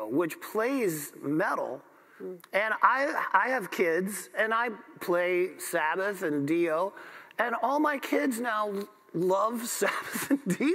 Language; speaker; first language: English; native; English